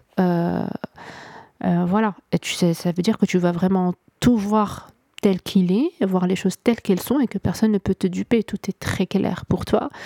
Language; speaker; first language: French; non-native, local second language; Arabic